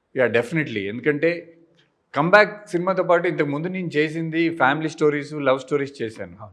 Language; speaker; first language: Telugu; native; Telugu